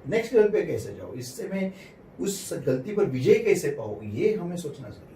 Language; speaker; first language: Hindi; non-native, local second language; Marathi